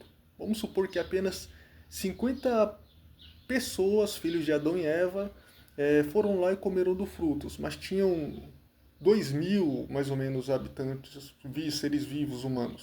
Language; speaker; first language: Portuguese; native; Portuguese